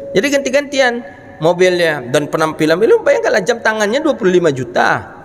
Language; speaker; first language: Malay; non-native, local second language; Minangkabau